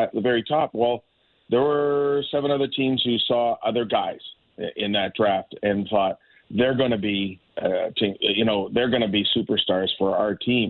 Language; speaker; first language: English; native; English